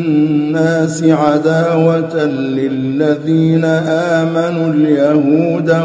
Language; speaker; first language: Arabic; native; Arabic